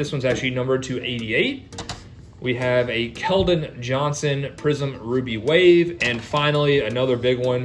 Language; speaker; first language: English; native; English